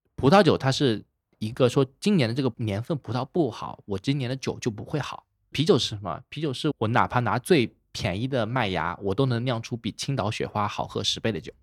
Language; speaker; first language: Chinese; native; Chinese